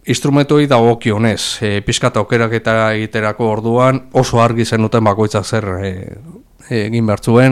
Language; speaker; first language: Basque; native; Basque